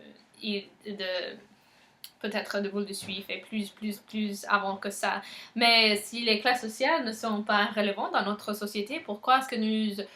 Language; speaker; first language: French; non-native, learner; English